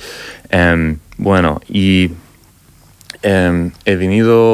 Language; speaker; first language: Spanish; non-native, learner; English